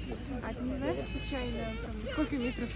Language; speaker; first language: Russian; non-native, learner; Mongolian